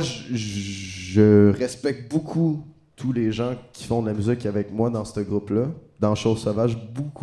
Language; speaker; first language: French; native; French